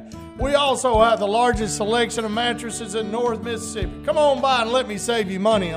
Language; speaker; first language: English; native; English